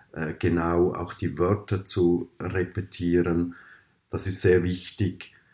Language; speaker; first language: German; native; German